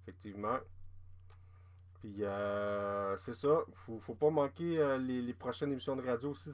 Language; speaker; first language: French; native; French